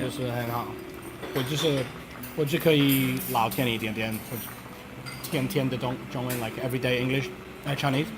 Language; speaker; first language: Chinese; non-native, learner; English